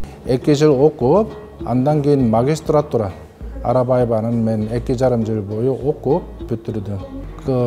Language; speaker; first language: Kyrgyz; non-native, fluent; Korean